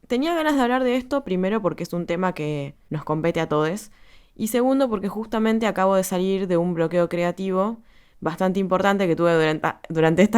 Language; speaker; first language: Spanish; native; Spanish